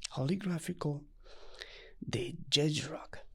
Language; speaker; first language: Spanish; non-native, learner; English